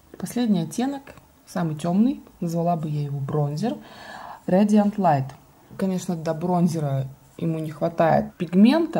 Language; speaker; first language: Russian; native; Russian